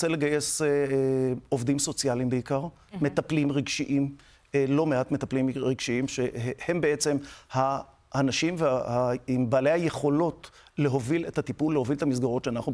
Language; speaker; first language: Hebrew; native; Hebrew